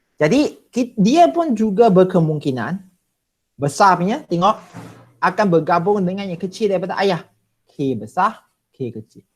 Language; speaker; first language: Malay; non-native, local second language; Chinese